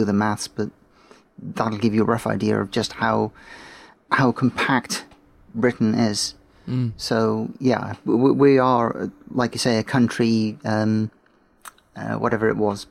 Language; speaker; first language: English; native; English